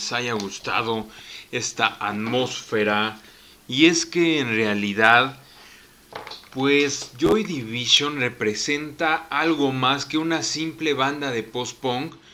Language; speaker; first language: Spanish; native; Spanish